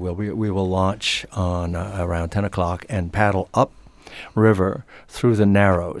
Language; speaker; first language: English; native; English